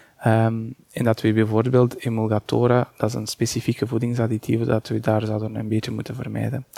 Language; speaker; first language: Dutch; non-native, fluent; Portuguese